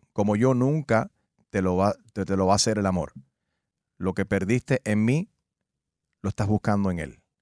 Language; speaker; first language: Spanish; early bilingual, heritage; Spanish